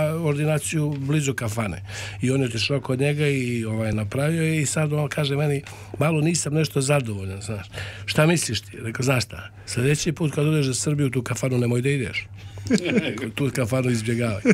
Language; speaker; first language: Serbian; native; Serbian